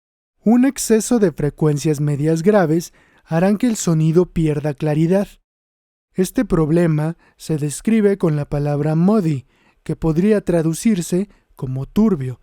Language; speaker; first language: Spanish; native; Spanish